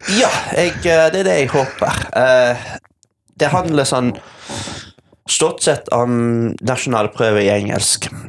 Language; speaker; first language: Norwegian; non-native, fluent; English